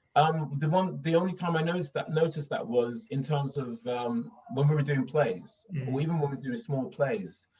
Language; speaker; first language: English; non-native, fluent; Swedish